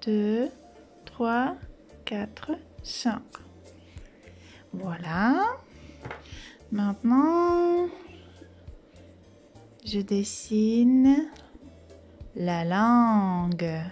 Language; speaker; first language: French; non-native, fluent; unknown